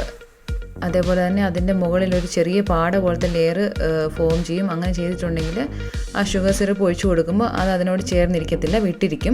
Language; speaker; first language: Malayalam; native; Malayalam